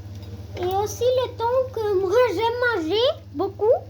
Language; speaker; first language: French; non-native, learner; Spanish